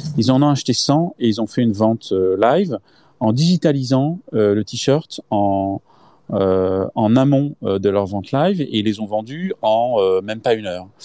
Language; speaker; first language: French; native; French